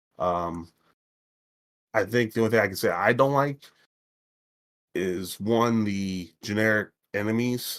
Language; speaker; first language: English; native; English